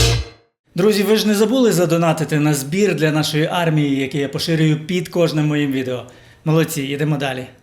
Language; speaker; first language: Ukrainian; native; Ukrainian